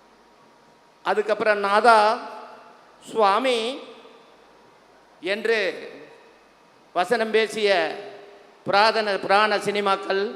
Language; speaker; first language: Tamil; native; Tamil